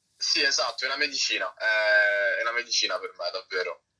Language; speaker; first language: Italian; native; Italian